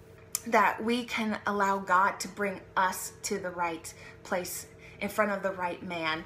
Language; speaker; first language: English; native; English